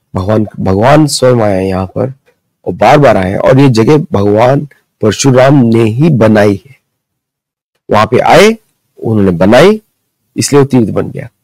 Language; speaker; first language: Hindi; early bilingual, other home language; Marathi